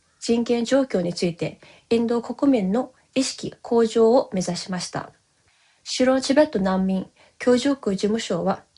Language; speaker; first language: Japanese; non-native, fluent; Tibetan